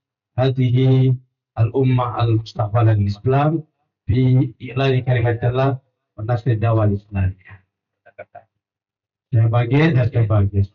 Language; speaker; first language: Arabic; non-native, fluent; Indonesian